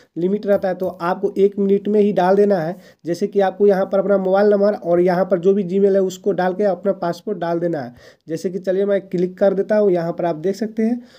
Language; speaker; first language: Hindi; native; Hindi